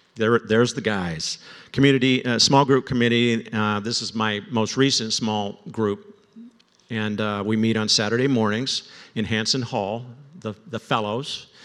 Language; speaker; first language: English; native; English